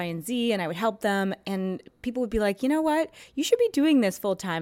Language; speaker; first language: English; native; English